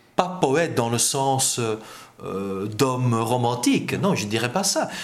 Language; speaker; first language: French; non-native, fluent; Dutch